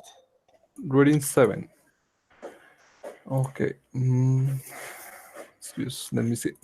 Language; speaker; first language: English; non-native, learner; Spanish